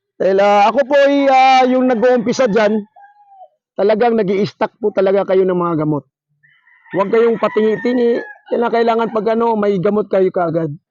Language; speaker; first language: Filipino; non-native, local second language; Surigaonon